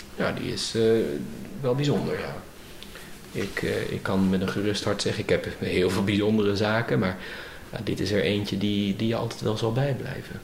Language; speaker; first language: Dutch; native; Dutch